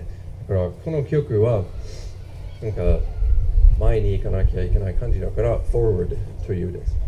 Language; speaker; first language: Japanese; non-native, fluent; English